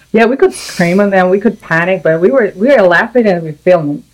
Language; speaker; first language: English; non-native, fluent; Russian